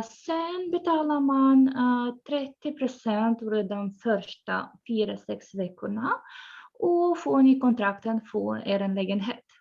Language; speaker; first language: Swedish; non-native, fluent; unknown